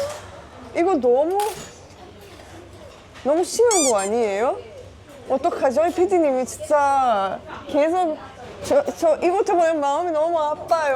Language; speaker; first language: Korean; non-native, learner; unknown